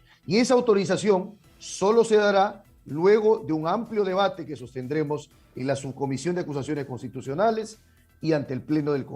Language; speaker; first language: Spanish; native; Spanish